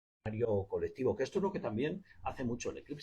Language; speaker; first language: Spanish; native; Spanish